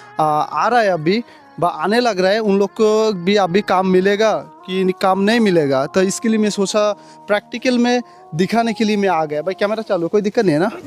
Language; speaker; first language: Hindi; non-native, learner; Bangla